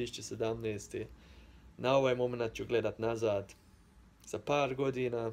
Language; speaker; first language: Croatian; early bilingual, heritage; Croatian